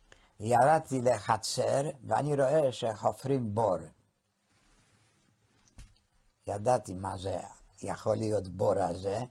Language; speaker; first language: Hebrew; non-native, fluent; Polish